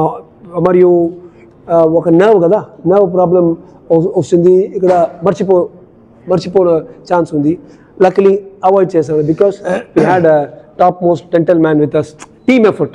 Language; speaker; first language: Telugu; non-native, learner; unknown